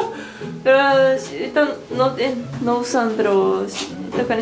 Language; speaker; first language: Spanish; non-native, learner; Japanese